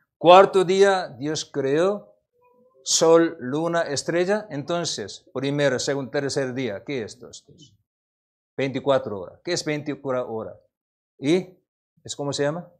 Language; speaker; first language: Spanish; non-native, learner; Korean